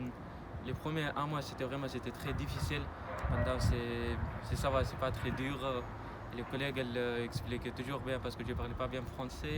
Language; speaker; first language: French; non-native, learner; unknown